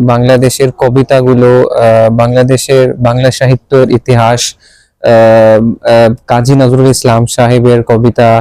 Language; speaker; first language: Bangla; non-native, fluent; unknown